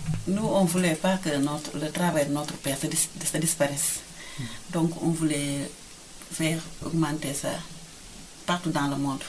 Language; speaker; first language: French; non-native, local second language; Wolof